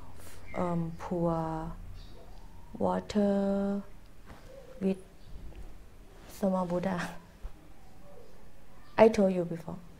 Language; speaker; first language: English; non-native, learner; Thai